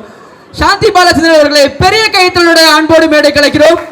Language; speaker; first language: Tamil; native; Tamil